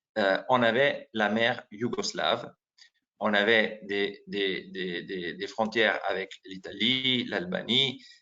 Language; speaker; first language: French; non-native, fluent; Slovenian